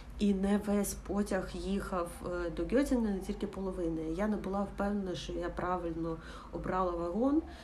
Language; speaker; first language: Ukrainian; non-native, local second language; Russian